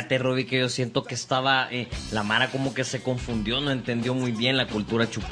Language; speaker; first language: Spanish; native; Spanish